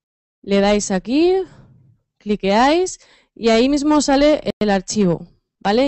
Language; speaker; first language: Spanish; native; Spanish